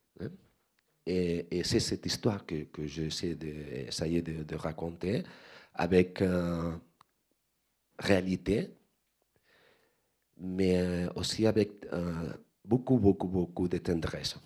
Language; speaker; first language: French; non-native, learner; Spanish